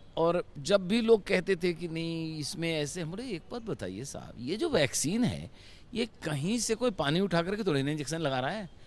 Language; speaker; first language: Hindi; native; Hindi